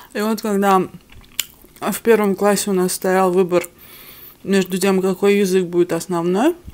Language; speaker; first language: Russian; early bilingual, other home language; Armenian